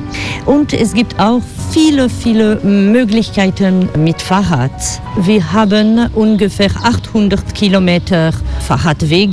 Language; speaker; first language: German; non-native, fluent; French